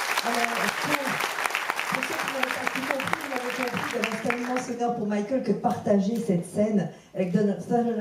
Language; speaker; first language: French; native; French